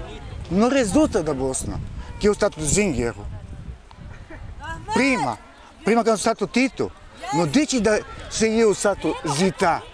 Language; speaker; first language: Italian; non-native, learner; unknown